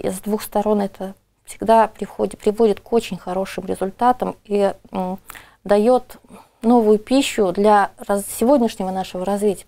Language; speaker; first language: Russian; native; Russian